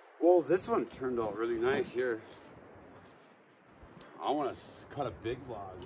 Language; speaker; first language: English; native; English